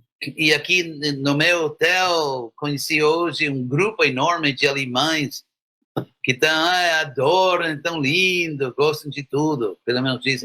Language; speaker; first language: Portuguese; non-native, fluent; English